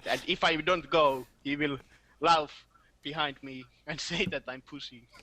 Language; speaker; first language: English; non-native, fluent; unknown